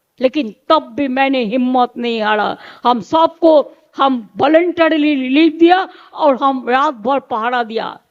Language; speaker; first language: Hindi; non-native, local second language; Bangla